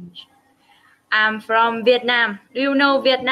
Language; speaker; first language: English; non-native, learner; Vietnamese